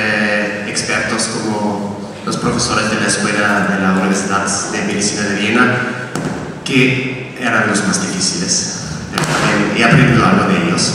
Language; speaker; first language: Spanish; non-native, fluent; German